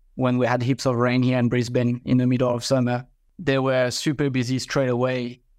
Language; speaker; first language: English; non-native, fluent; French